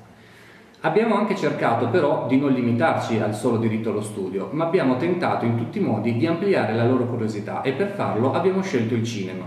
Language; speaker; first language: Italian; native; Italian